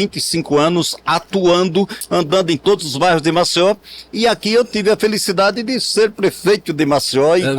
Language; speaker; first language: Portuguese; native; Portuguese